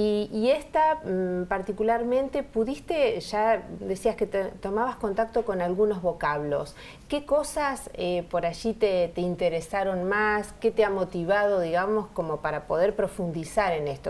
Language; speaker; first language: Spanish; native; Spanish